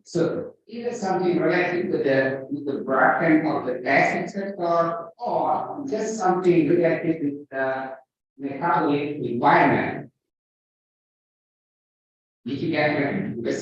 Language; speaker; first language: English; non-native, fluent; Indonesian